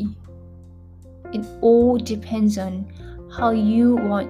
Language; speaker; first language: English; non-native, fluent; Japanese